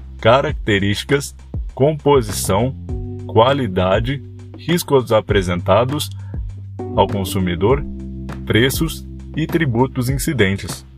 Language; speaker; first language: Portuguese; native; Portuguese